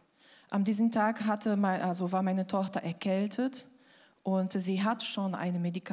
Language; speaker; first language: German; non-native, fluent; Portuguese